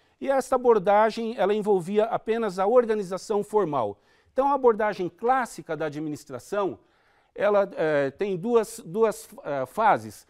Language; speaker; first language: Portuguese; native; Portuguese